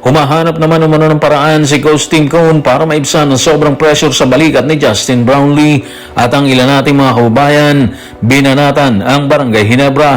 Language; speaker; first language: Filipino; native; Filipino